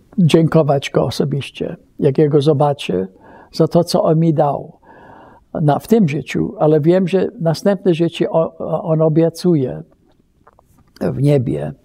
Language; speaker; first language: Polish; early bilingual, heritage; Polish